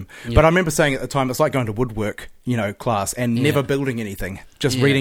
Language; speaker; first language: English; native; English